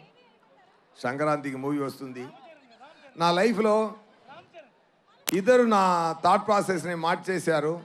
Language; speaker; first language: Telugu; non-native, learner; Tamil